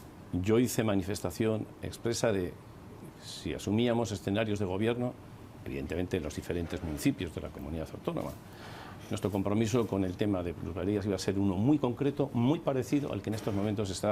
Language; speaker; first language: Spanish; native; Spanish